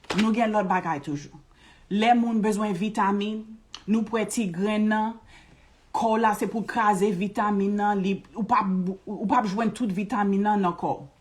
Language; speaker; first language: Haitian Creole; early bilingual, heritage; Haitian Creole